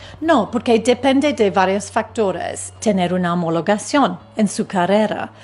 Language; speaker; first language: Spanish; non-native, fluent; English